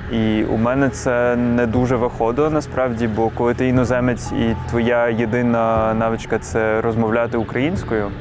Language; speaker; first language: Ukrainian; non-native, fluent; French